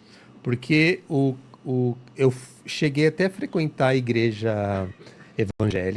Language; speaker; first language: Portuguese; native; Portuguese